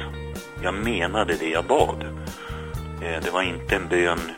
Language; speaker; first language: Swedish; native; Swedish